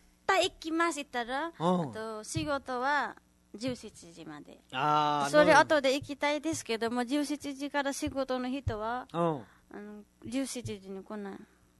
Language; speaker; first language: Japanese; non-native, learner; Nepali